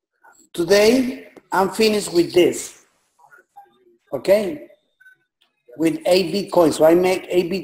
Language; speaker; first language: English; non-native, learner; Spanish